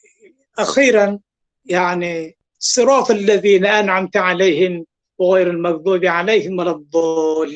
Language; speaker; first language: Arabic; non-native, fluent; Indonesian